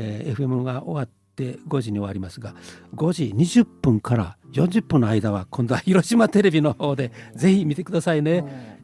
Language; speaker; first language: Japanese; native; Japanese